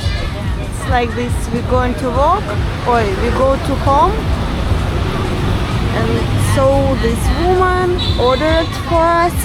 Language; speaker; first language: English; non-native, learner; Russian